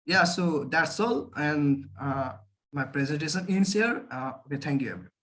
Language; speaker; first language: English; non-native, local second language; Nepali